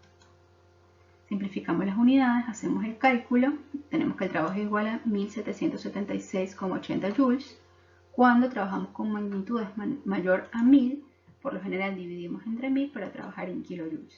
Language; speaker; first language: Spanish; native; Spanish